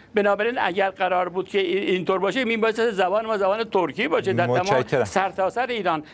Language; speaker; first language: Persian; non-native, local second language; Azerbaijani